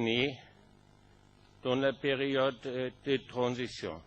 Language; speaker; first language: French; non-native, fluent; German